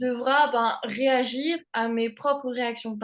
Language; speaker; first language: French; native; French